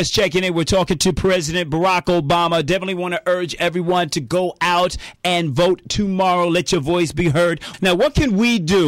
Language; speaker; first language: English; native; English